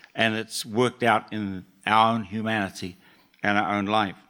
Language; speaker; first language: English; native; English